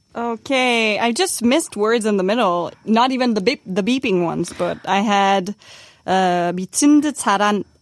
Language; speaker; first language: English; native; English